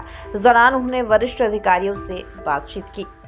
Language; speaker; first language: Hindi; native; Hindi